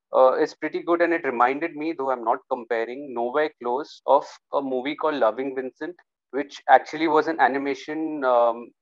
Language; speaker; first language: English; non-native, local second language; Hindi